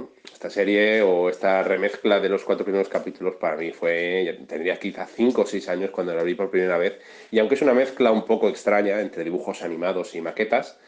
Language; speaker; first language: Spanish; native; Spanish